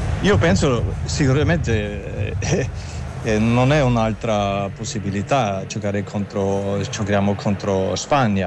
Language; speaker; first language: Italian; non-native, learner; German